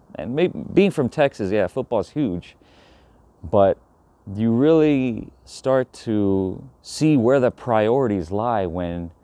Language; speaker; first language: English; native; English